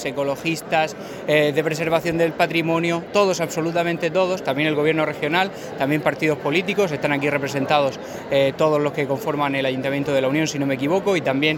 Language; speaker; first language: Spanish; native; Spanish